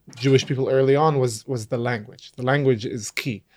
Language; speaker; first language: English; non-native, fluent; Arabic